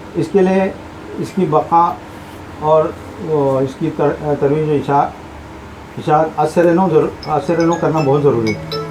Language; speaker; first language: Urdu; non-native, local second language; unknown